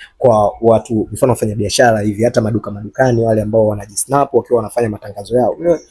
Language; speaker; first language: Swahili; native; Swahili